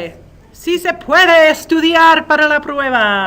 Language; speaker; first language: Spanish; non-native, fluent; English